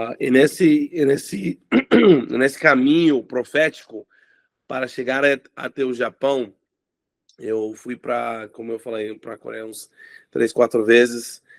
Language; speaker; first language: Portuguese; non-native, fluent; English